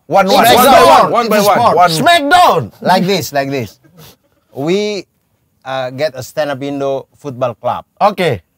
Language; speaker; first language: English; non-native, learner; Indonesian